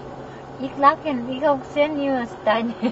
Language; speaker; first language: German; non-native, learner; Thai